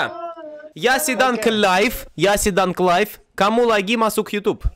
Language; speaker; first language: Indonesian; non-native, learner; Russian